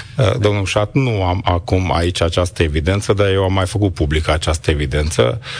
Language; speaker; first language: Romanian; non-native, local second language; Hungarian